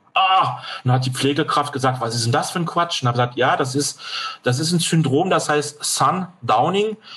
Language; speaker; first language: German; non-native, fluent; French